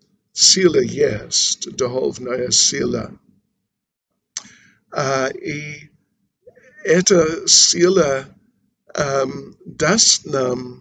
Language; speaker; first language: Russian; non-native, learner; English